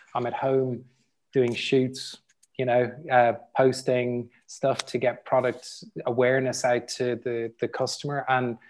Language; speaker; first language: English; native; English